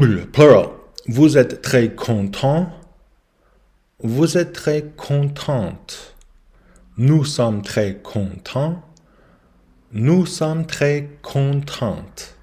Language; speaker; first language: French; non-native, learner; English